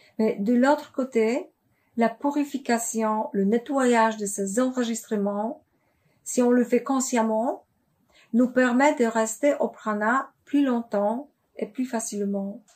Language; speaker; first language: French; non-native, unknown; Polish